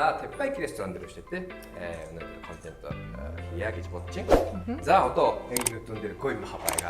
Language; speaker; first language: Mongolian; non-native, learner; Japanese